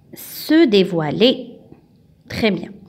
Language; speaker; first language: French; non-native, local second language; Arabic